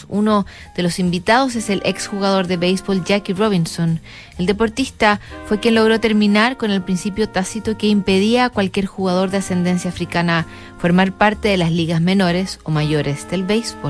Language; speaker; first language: Spanish; native; Spanish